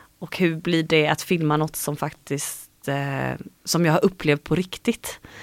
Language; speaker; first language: Swedish; native; Swedish